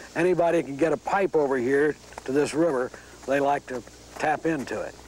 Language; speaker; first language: English; native; English